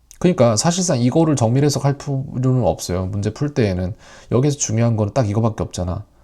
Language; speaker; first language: Korean; native; Korean